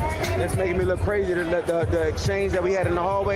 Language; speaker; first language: English; native; English